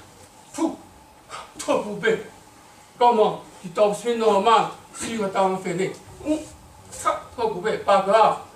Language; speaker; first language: French; non-native, learner; Chinese